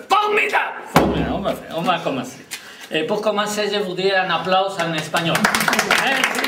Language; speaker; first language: French; non-native, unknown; Spanish